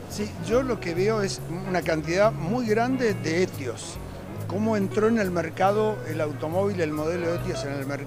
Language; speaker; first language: Spanish; native; Spanish